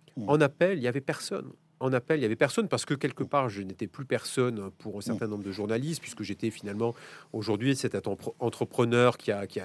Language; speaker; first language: French; native; French